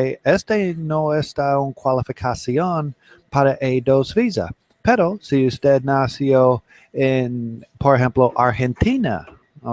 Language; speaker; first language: Spanish; non-native, learner; English